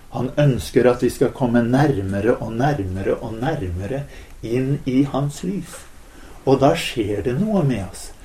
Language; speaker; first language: Norwegian; native; Norwegian